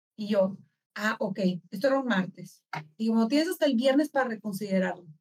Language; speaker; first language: Spanish; native; Spanish